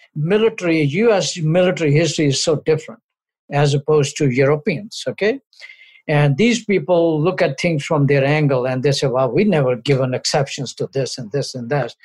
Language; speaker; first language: English; non-native, local second language; Punjabi